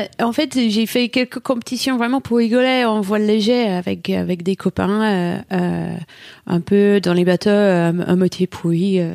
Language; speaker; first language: French; non-native, fluent; English